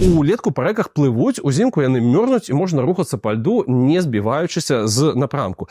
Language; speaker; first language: Belarusian; non-native, local second language; Russian